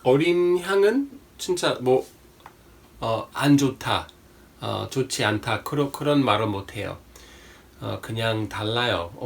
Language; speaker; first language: Korean; non-native, fluent; English